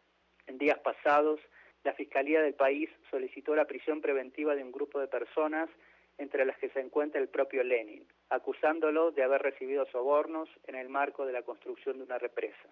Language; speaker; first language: Spanish; native; Spanish